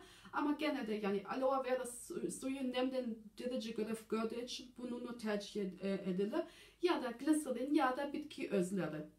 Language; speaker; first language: Turkish; early bilingual, heritage; German